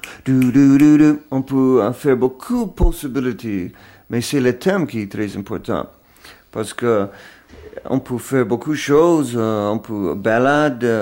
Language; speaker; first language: French; non-native, fluent; English